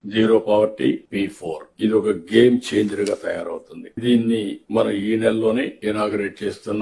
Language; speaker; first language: Telugu; native; Telugu